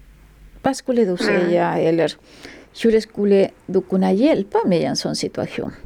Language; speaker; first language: Swedish; non-native, fluent; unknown